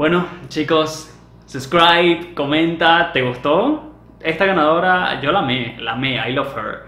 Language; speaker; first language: Spanish; native; Spanish